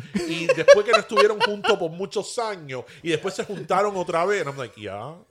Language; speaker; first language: Spanish; early bilingual, heritage; Spanish